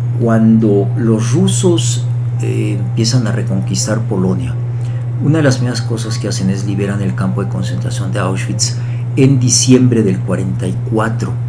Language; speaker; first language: Spanish; early bilingual, other home language; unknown